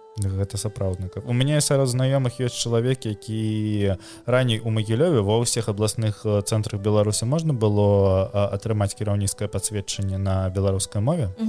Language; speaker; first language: Belarusian; non-native, local second language; Russian